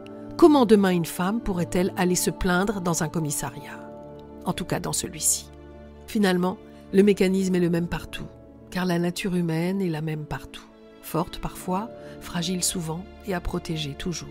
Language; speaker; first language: French; native; French